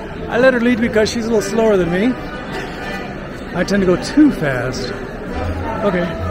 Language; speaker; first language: English; early bilingual, other home language; Spanish